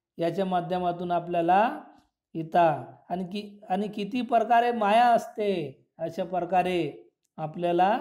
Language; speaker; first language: Marathi; non-native, local second language; Urdu